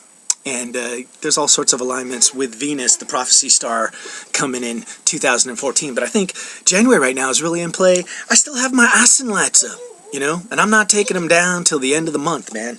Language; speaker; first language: English; native; English